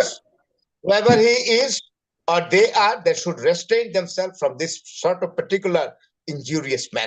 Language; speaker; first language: English; non-native, local second language; Bangla